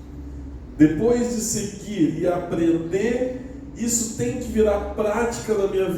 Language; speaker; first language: Portuguese; native; Portuguese